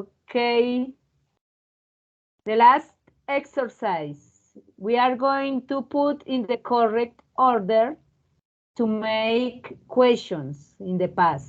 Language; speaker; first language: English; non-native, learner; Spanish